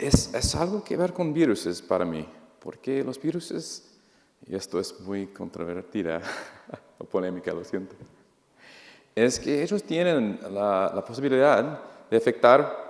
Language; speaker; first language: Spanish; non-native, fluent; English